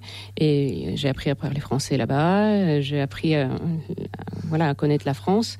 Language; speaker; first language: French; non-native, fluent; Russian